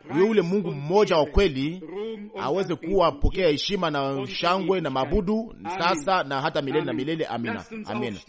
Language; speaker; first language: Swahili; native; Swahili